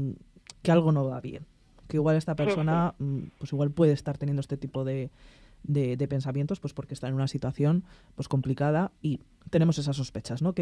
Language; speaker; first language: Spanish; native; Spanish